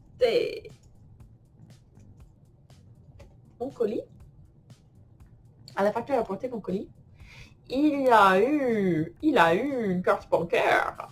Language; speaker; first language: French; non-native, fluent; English